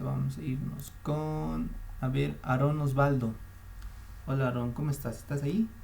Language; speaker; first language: Spanish; native; Spanish